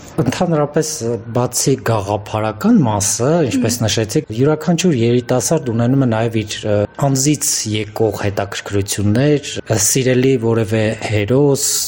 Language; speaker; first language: Armenian; native; Armenian